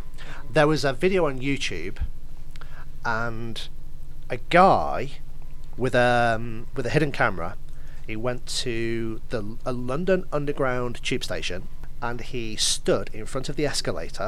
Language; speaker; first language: English; native; English